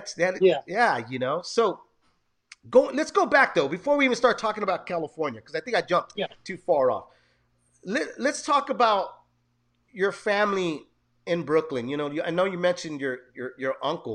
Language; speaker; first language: English; early bilingual, other home language; Spanish